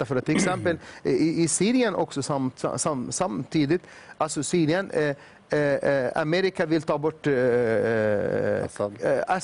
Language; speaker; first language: Swedish; non-native, fluent; Arabic